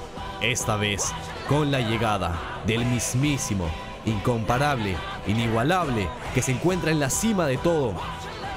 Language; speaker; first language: Spanish; native; Spanish